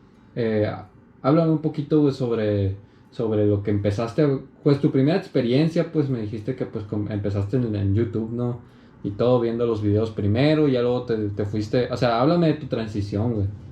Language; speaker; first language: Spanish; native; Spanish